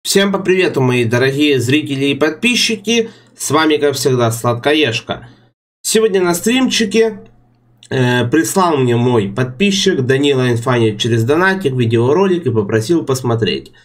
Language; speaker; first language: Russian; native; Russian